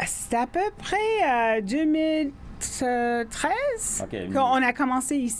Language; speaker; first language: French; non-native, fluent; English